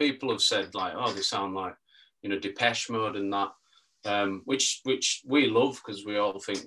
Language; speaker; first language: English; native; English